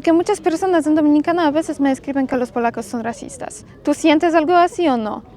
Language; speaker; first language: Spanish; non-native, fluent; Polish